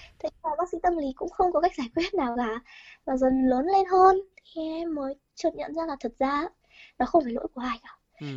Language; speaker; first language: Vietnamese; early bilingual, heritage; Vietnamese